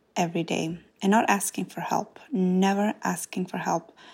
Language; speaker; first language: English; non-native, fluent; Macedonian